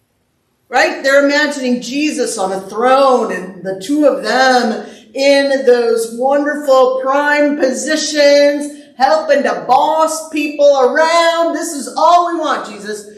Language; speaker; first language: English; native; English